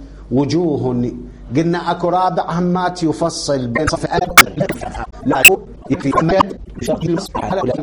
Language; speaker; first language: Arabic; native; Arabic